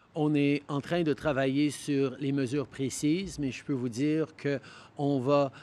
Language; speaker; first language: French; early bilingual, heritage; French